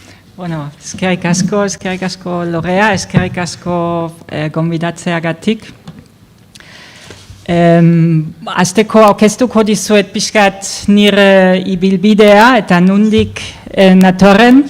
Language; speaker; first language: Basque; non-native, fluent; German